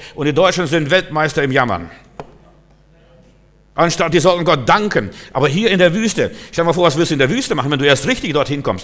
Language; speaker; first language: German; native; German